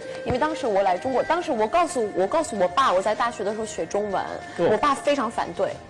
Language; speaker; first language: Chinese; non-native, fluent; English